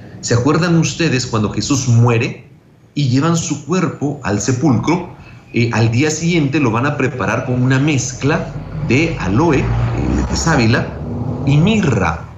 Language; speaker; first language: Spanish; native; Spanish